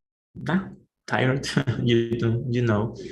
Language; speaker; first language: English; non-native, learner; Spanish